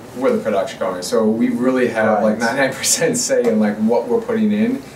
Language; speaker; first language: English; native; English